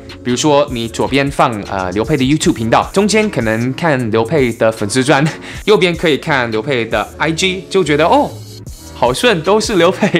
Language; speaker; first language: Chinese; early bilingual, heritage; English